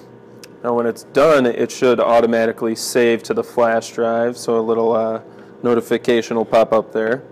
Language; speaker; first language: English; native; English